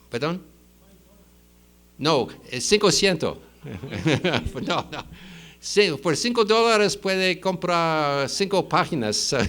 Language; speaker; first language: Spanish; non-native, fluent; English